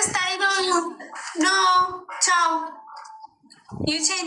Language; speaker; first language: English; non-native, learner; Amharic